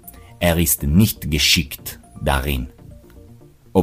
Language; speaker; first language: German; non-native, local second language; Italian